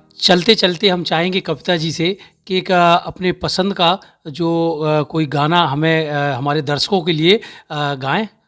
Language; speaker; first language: Hindi; native; Hindi